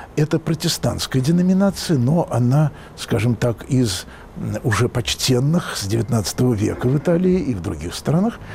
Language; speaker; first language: Russian; native; Russian